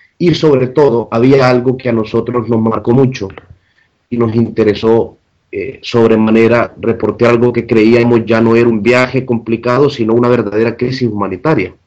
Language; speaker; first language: Spanish; native; Spanish